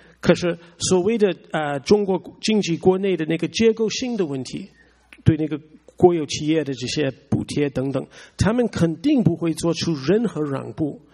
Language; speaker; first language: Chinese; non-native, fluent; English